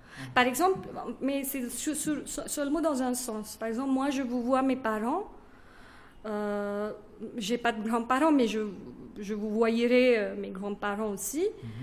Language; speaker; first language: French; non-native, fluent; Kannada